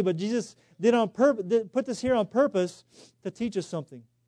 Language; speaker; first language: English; native; English